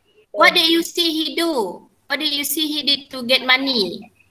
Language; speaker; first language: English; non-native, local second language; Malay